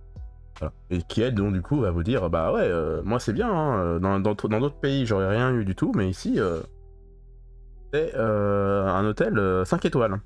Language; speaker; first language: French; native; French